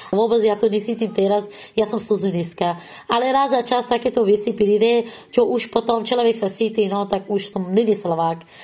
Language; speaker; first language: Slovak; non-native, learner; Persian